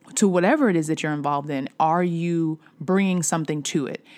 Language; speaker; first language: English; native; English